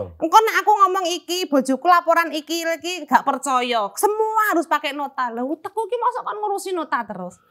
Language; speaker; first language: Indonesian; non-native, local second language; Javanese